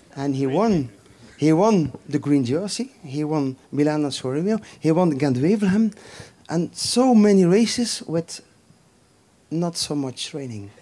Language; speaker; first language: English; non-native, fluent; Dutch